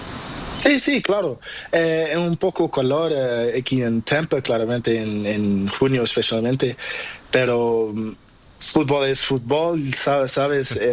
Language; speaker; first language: Spanish; non-native, local second language; Portuguese